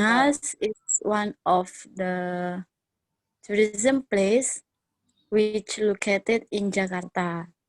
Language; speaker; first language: English; non-native, learner; Indonesian